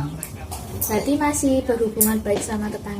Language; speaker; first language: Indonesian; native; Indonesian